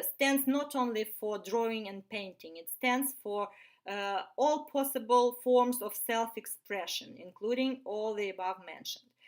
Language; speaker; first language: English; non-native, fluent; Ukrainian